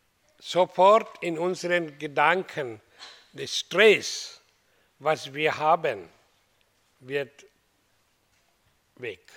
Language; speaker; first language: German; non-native, learner; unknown